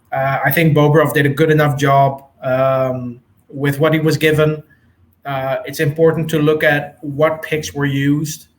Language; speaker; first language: English; native; English